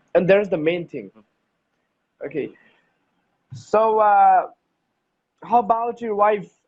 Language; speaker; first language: English; non-native, learner; Bangla